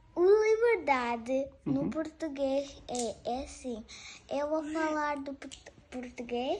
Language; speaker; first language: Portuguese; early bilingual, other home language; Urdu